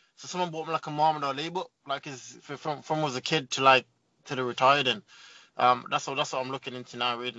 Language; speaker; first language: English; native; English